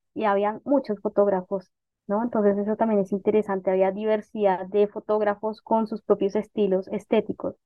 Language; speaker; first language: Spanish; native; Spanish